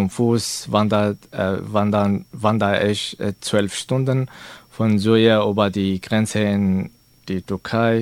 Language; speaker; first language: German; non-native, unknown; Arabic